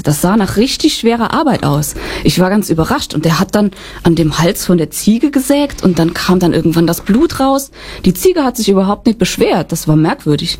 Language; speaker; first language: German; native; German